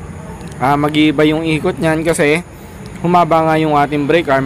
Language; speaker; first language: Filipino; native; Filipino